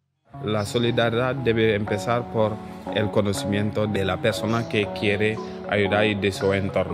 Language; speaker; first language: Spanish; non-native, fluent; Wolof